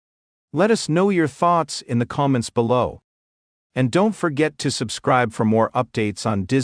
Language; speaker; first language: English; native; English